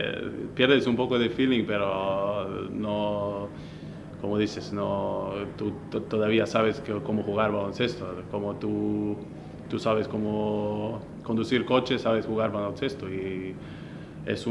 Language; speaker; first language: Spanish; non-native, fluent; Slovenian